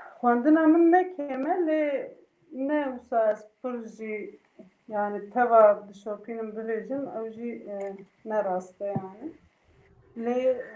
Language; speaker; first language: Kurdish; non-native, local second language; Turkish